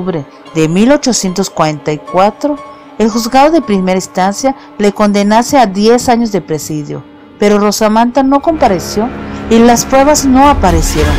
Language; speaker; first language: Spanish; native; Spanish